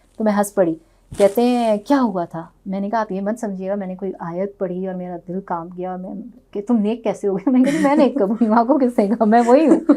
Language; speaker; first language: Urdu; non-native, local second language; Punjabi